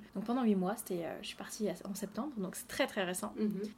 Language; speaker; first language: French; native; French